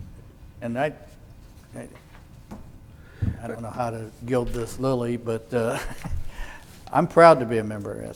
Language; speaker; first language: English; native; English